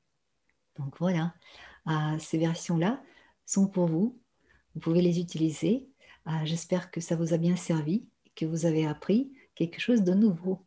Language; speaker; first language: French; non-native, fluent; Russian